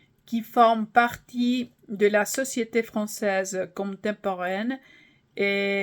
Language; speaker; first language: French; non-native, fluent; English